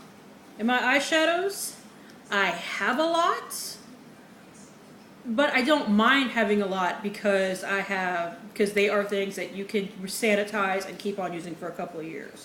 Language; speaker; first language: English; native; English